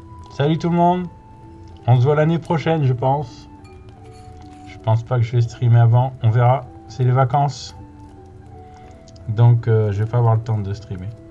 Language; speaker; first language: French; native; French